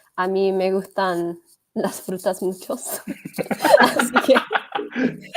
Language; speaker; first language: Spanish; non-native, learner; English